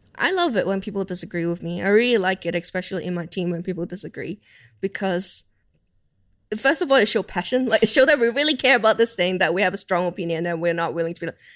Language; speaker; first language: English; non-native, local second language; Cantonese